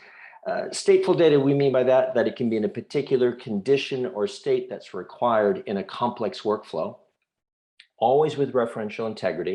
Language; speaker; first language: English; native; English